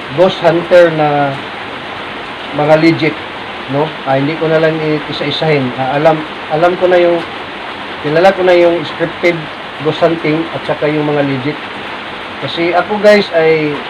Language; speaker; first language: Filipino; non-native, local second language; Cebuano